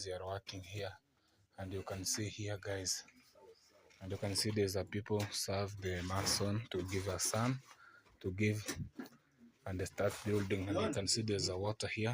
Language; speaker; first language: English; non-native, learner; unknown